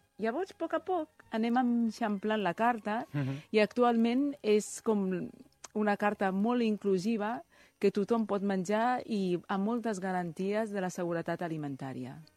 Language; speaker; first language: Catalan; early bilingual, other home language; Chinese